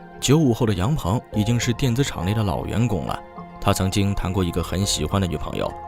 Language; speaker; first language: Chinese; native; Chinese